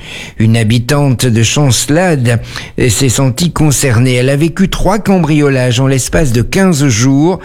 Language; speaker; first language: French; native; French